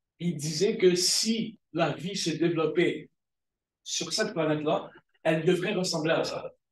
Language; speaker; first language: French; native; French